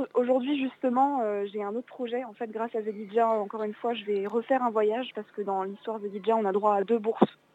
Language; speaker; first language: French; native; French